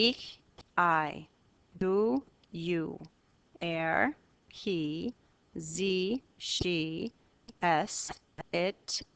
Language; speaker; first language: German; non-native, fluent; English